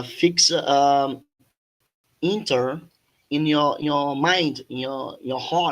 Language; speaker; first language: English; non-native, fluent; Portuguese